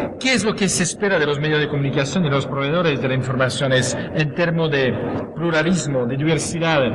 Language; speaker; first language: Spanish; non-native, fluent; French